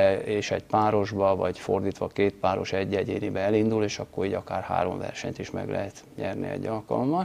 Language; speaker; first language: Hungarian; native; Hungarian